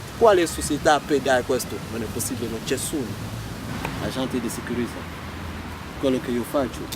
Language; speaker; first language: Italian; non-native, learner; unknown